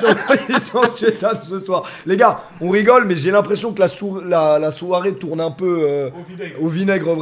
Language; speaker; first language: French; native; French